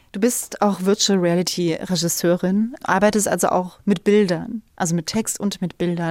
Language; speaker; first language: German; native; German